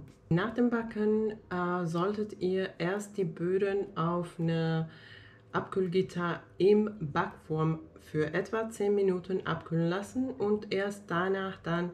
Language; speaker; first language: German; non-native, fluent; Finnish